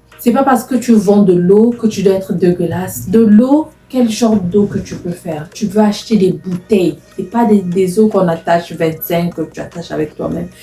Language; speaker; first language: French; non-native, local second language; Lingala